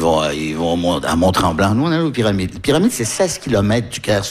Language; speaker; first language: French; early bilingual, other home language; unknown